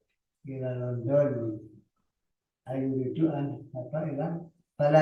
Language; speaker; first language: Arabic; non-native, learner; Indonesian